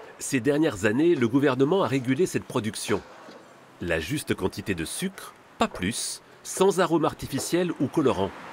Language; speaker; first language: French; native; French